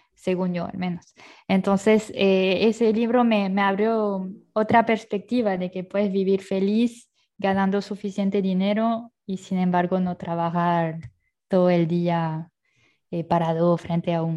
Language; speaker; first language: Spanish; non-native, fluent; French